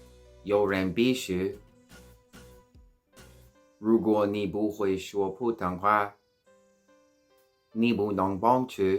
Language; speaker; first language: Chinese; non-native, learner; English